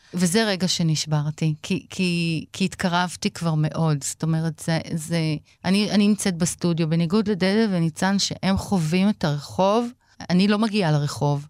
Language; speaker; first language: Hebrew; native; Hebrew